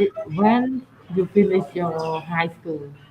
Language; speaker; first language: English; non-native, learner; Khmer